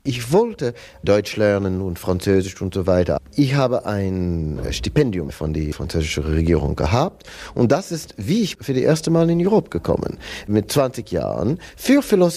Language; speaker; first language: German; non-native, learner; English